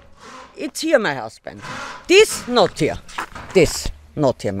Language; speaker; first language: English; non-native, learner; German